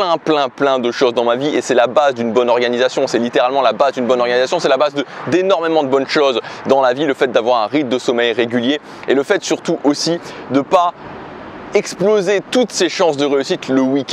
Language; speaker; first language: French; native; French